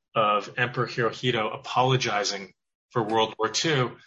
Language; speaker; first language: English; native; English